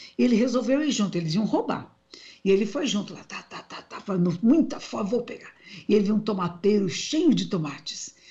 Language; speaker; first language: Portuguese; native; Portuguese